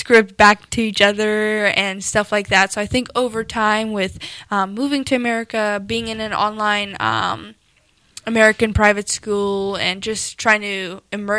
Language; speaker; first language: English; non-native, local second language; Afrikaans